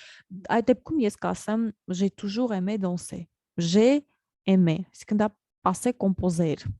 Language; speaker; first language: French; non-native, fluent; Armenian